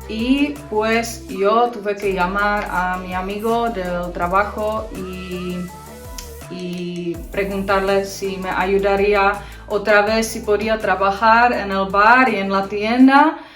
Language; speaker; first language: Spanish; non-native, fluent; Czech